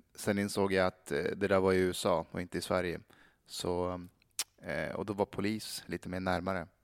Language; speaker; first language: Swedish; early bilingual, other home language; Persian